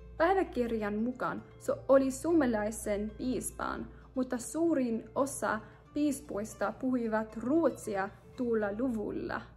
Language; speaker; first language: Finnish; non-native, learner; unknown